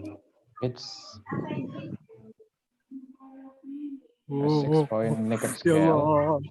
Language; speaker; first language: English; non-native, local second language; Indonesian